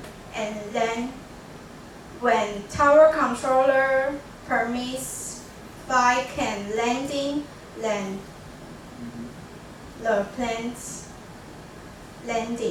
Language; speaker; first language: English; non-native, learner; Chinese